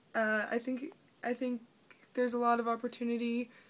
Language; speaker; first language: English; native; English